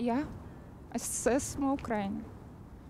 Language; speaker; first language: Latvian; non-native, learner; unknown